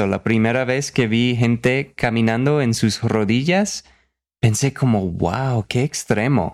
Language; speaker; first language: Spanish; non-native, fluent; English